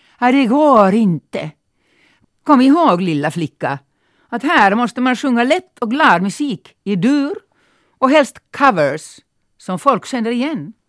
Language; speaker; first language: Swedish; non-native, local second language; Finnish